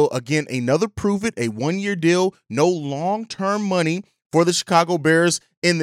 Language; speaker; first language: English; native; English